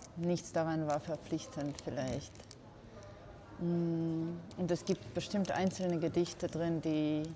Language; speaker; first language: German; non-native, fluent; Georgian